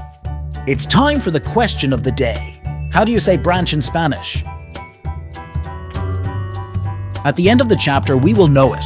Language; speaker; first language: English; non-native, fluent; Spanish